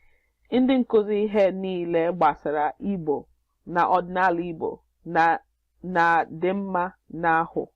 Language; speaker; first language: Igbo; non-native, learner; English